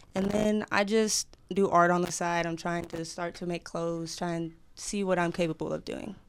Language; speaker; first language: English; native; English